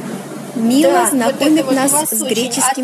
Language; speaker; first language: Russian; native; Russian